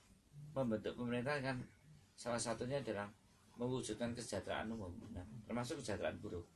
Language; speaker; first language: Indonesian; native; Indonesian